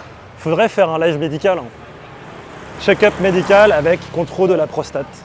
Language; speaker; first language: French; native; French